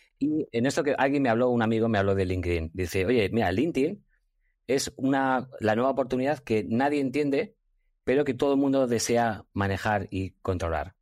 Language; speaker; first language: Spanish; native; Spanish